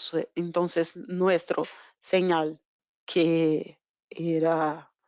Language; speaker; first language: Spanish; non-native, fluent; Portuguese